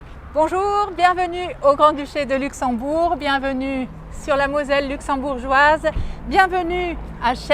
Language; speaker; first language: French; native; French